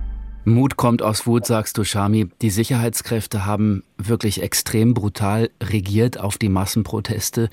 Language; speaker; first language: German; native; German